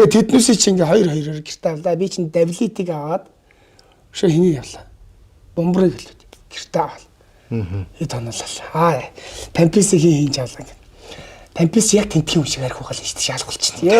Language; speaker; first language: Mongolian; native; Mongolian